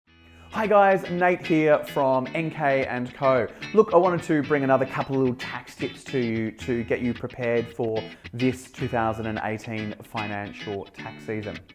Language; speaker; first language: English; native; English